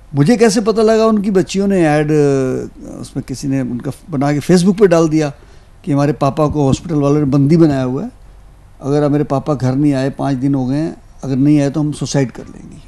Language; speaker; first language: Hindi; native; Hindi